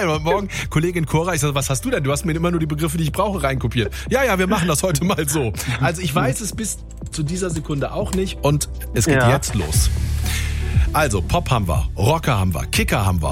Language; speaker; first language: German; native; German